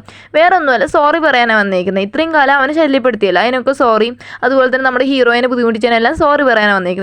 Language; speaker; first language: Malayalam; native; Malayalam